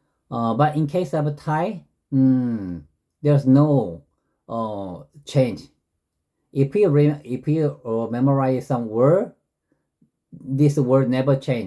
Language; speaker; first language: English; non-native, learner; Korean